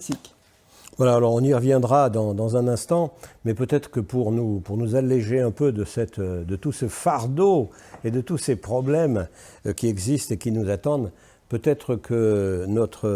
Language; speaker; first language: French; native; French